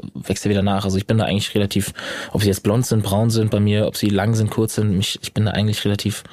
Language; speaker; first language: German; native; German